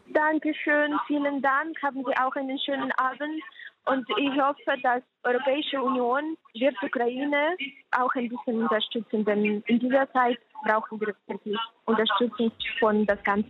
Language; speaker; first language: German; non-native, fluent; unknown